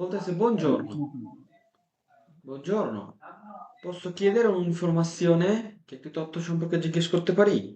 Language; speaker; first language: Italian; non-native, fluent; Bangla